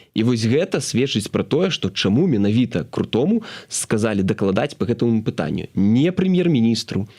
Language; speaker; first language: Belarusian; non-native, local second language; Russian